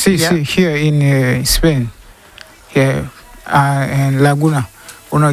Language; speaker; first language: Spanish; non-native, learner; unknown